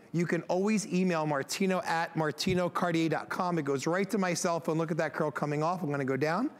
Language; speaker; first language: English; native; English